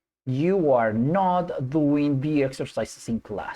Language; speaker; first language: English; non-native, fluent; Spanish